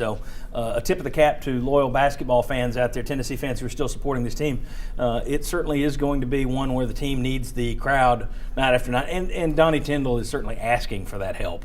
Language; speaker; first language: English; native; English